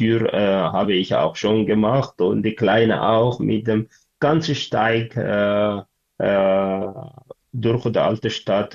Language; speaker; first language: German; non-native, learner; Tigrinya